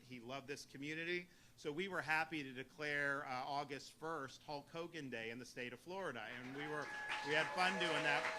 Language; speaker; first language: English; native; English